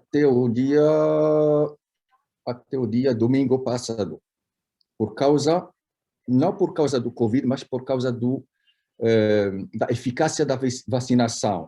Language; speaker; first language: Portuguese; non-native, fluent; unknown